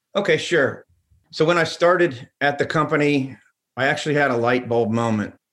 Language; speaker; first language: English; native; English